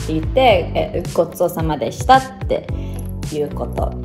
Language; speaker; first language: Japanese; early bilingual, heritage; Japanese